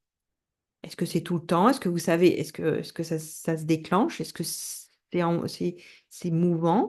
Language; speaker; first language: French; native; French